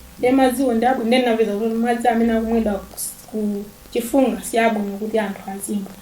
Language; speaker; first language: Nyanja; native; Nyanja